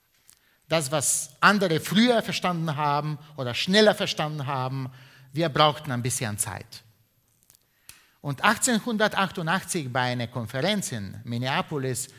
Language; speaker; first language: German; non-native, fluent; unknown